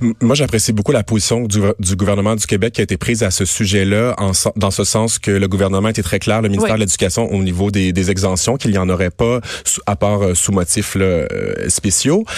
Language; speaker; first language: French; native; French